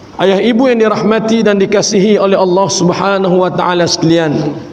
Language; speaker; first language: Malay; native; Malay